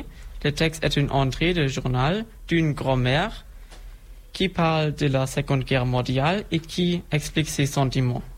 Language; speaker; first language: French; non-native, learner; German